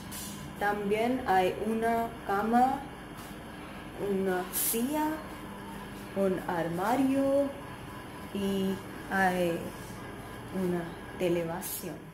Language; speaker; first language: Spanish; non-native, learner; Hindi